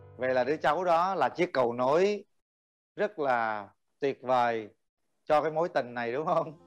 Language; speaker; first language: Vietnamese; native; Vietnamese